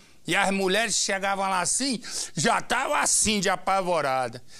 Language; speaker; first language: Portuguese; native; Portuguese